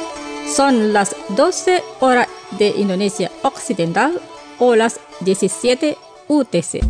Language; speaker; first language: Spanish; non-native, fluent; Indonesian